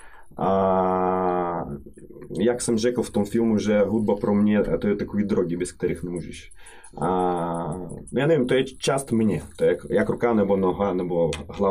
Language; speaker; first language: Czech; non-native, fluent; Russian